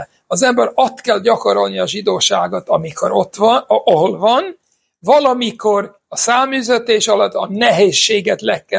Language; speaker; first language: Hungarian; non-native, fluent; English